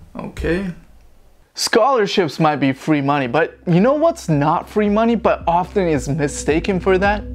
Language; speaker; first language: English; non-native, fluent; Chinese